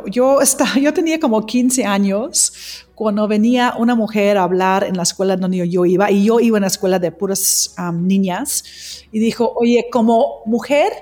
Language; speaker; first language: Spanish; non-native, fluent; English